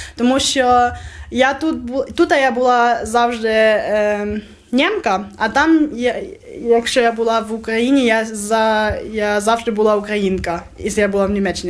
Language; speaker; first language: Ukrainian; non-native, local second language; German